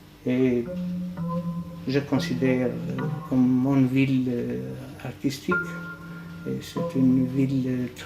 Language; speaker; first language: French; non-native, fluent; Albanian